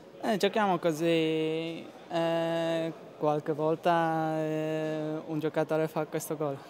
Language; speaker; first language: Italian; non-native, learner; Polish